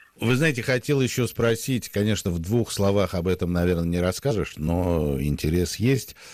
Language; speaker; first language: Russian; native; Russian